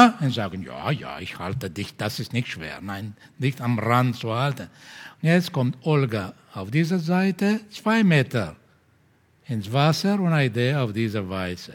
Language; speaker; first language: German; non-native, fluent; Portuguese